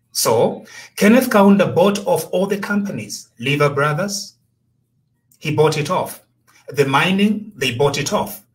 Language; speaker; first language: English; non-native, local second language; Bemba